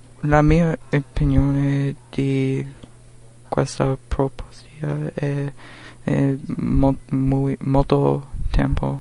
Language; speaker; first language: Italian; non-native, learner; English